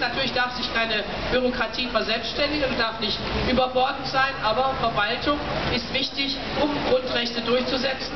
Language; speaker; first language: German; native; German